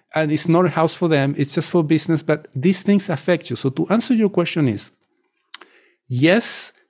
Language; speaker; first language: English; non-native, fluent; Spanish